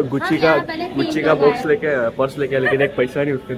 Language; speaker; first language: Hindi; native; Hindi